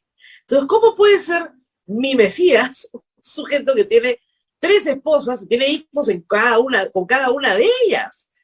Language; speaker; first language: Spanish; native; Spanish